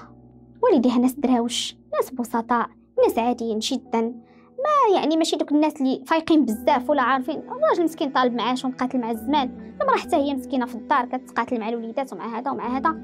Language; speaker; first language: Arabic; native; Arabic